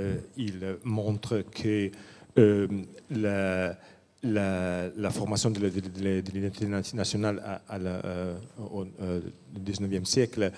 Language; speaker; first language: French; non-native, fluent; Italian